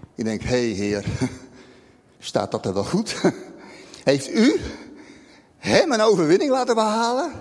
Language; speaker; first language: Dutch; native; Dutch